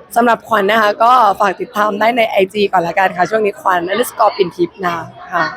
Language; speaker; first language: Thai; native; Thai